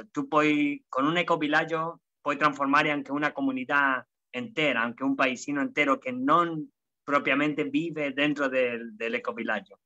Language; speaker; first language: Italian; non-native, fluent; Spanish